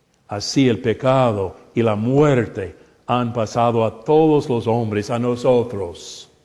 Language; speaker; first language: Spanish; non-native, fluent; English